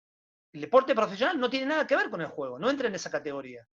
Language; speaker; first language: Spanish; native; Spanish